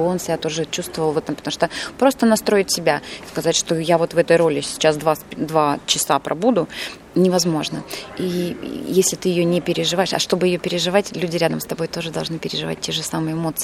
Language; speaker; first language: Russian; native; Russian